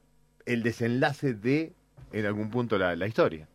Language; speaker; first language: Spanish; native; Spanish